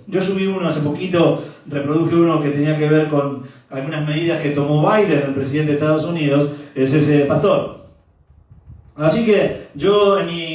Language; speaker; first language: Spanish; native; Spanish